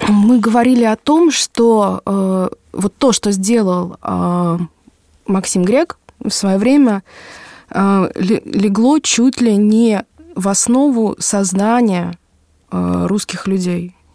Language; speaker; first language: Russian; native; Russian